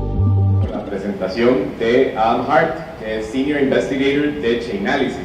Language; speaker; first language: Spanish; native; Spanish